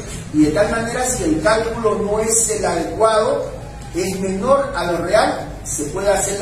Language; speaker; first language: Spanish; native; Spanish